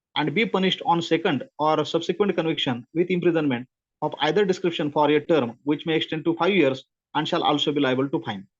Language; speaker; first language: English; non-native, local second language; Marathi